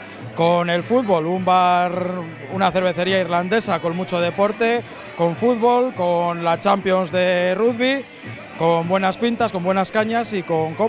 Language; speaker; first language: Spanish; native; Spanish